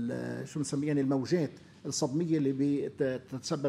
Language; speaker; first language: Arabic; native; Arabic